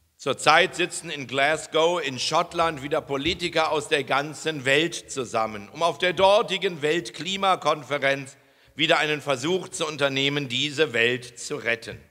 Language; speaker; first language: German; native; German